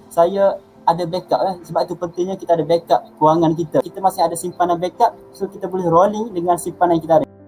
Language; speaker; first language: Malay; native; Malay